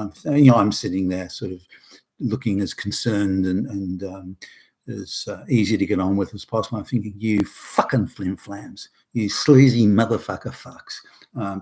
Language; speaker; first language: English; native; English